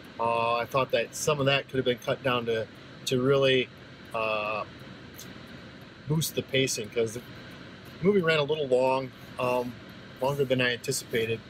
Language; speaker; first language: English; native; English